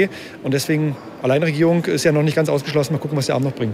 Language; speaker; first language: German; native; German